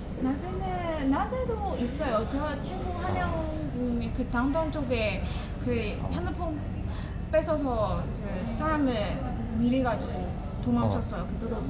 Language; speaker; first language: Korean; non-native, learner; Burmese